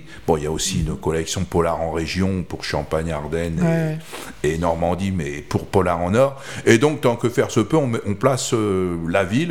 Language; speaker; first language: French; native; French